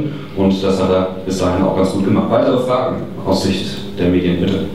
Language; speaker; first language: German; native; German